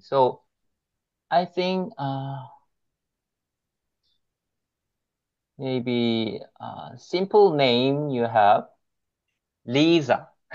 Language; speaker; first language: English; non-native, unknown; Korean